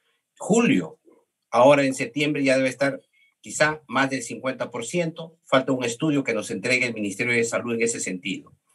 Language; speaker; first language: Spanish; native; Spanish